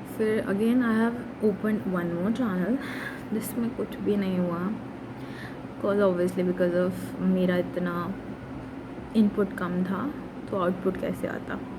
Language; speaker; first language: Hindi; non-native, local second language; Nepali